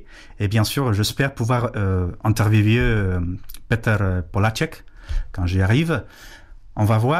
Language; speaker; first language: French; non-native, fluent; Spanish